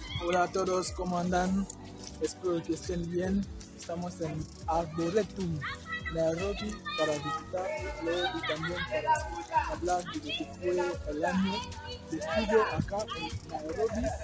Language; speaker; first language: Spanish; non-native, fluent; French